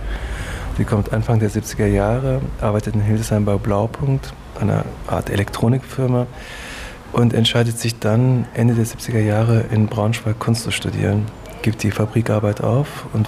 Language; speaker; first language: German; early bilingual, other home language; Turkish